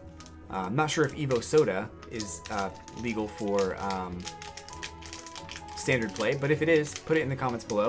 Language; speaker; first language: English; native; English